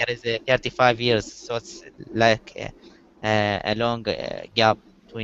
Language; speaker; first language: English; non-native, learner; Arabic